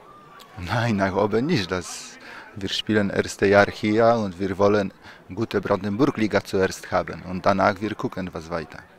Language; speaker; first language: German; non-native, learner; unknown